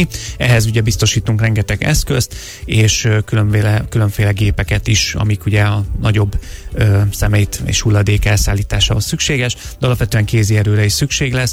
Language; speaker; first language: Hungarian; native; Hungarian